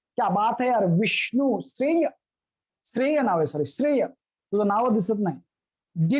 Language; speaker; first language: Hindi; non-native, local second language; Marathi